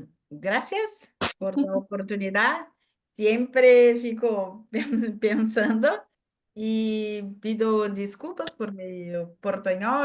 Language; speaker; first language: Spanish; non-native, learner; Portuguese